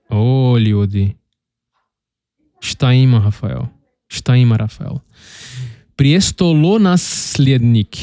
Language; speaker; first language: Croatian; non-native, learner; Portuguese